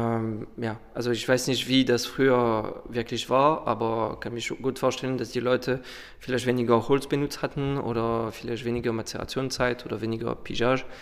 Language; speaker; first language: German; non-native, fluent; French